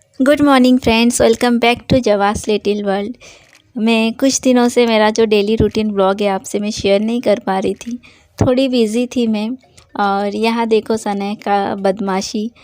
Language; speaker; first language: Hindi; non-native, local second language; Bangla